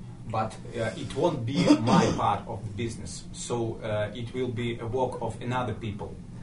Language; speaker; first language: English; non-native, learner; Russian